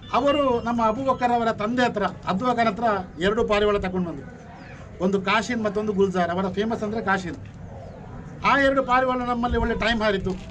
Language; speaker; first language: Kannada; non-native, local second language; Urdu